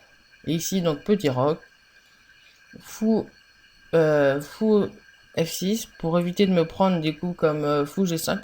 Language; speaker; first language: French; native; French